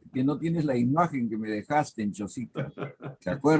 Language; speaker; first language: Spanish; native; Spanish